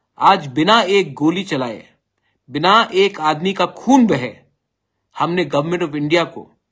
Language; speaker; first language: Hindi; non-native, local second language; Bangla